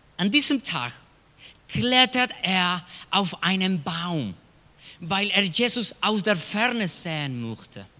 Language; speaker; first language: German; non-native, learner; Spanish